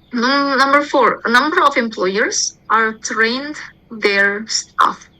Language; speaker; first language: English; non-native, fluent; Indonesian